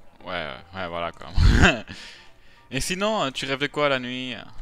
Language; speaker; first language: French; native; French